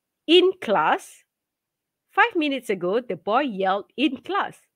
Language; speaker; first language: English; non-native, local second language; Malay